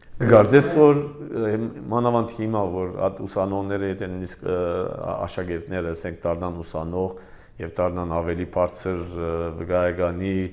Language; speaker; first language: Armenian; early bilingual, heritage; Armenian